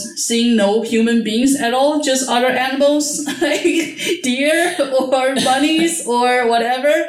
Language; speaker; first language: English; non-native, fluent; Chinese